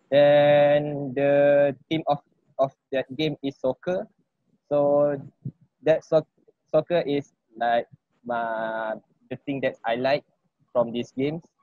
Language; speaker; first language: English; non-native, local second language; Malay